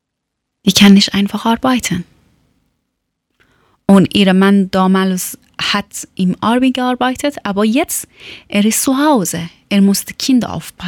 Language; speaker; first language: German; non-native, learner; Persian